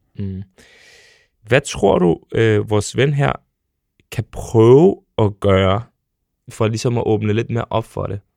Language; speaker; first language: Danish; early bilingual, other home language; Serbian